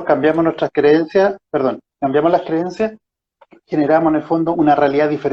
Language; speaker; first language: Spanish; native; Spanish